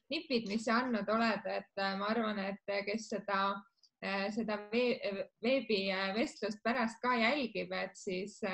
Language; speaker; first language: Estonian; native; Estonian